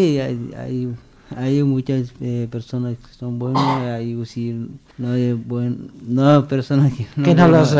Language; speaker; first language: Spanish; non-native, learner; French